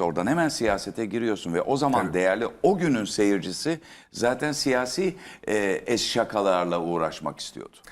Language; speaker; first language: Turkish; native; Turkish